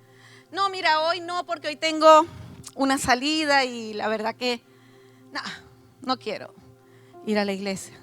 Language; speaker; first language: Spanish; native; Spanish